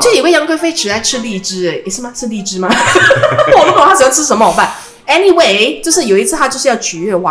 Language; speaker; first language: Chinese; native; Chinese